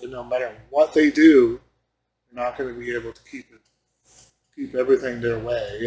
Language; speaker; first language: English; native; English